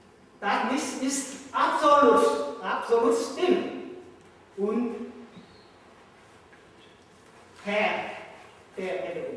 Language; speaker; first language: German; non-native, learner; Vietnamese